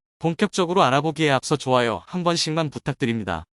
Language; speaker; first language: Korean; native; Korean